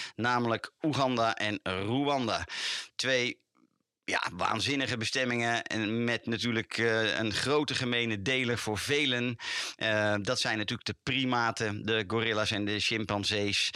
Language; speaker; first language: Dutch; native; Dutch